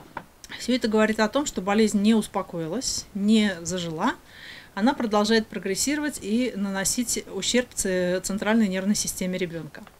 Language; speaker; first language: Russian; native; Russian